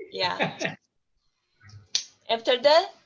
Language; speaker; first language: English; non-native, learner; Korean